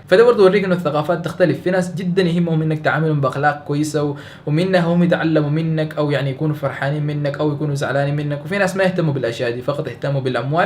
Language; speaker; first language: Arabic; native; Arabic